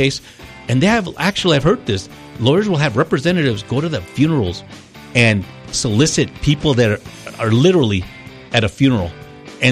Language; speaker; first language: English; early bilingual, other home language; Spanish